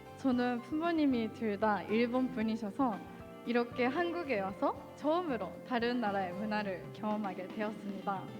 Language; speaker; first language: Korean; non-native, fluent; Japanese